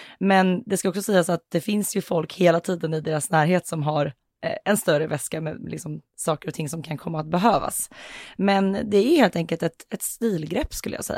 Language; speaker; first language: Swedish; native; Swedish